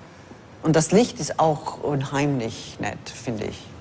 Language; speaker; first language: German; non-native, fluent; English